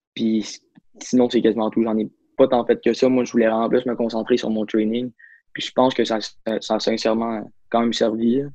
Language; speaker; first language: French; native; French